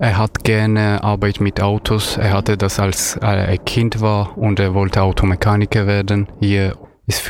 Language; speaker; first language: German; non-native, fluent; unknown